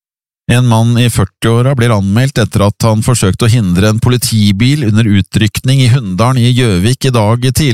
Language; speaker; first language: Norwegian; native; Norwegian